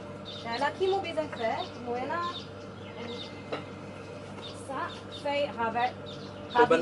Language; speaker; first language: French; non-native, learner; English